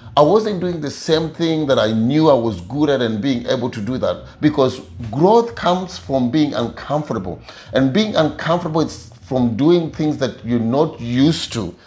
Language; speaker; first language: English; non-native, local second language; Luyia